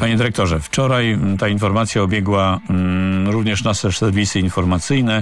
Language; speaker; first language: Polish; native; Polish